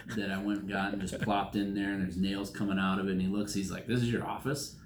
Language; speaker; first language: English; native; English